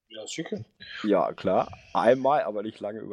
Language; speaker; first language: German; native; German